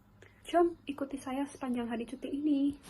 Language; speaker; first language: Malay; non-native, learner; Indonesian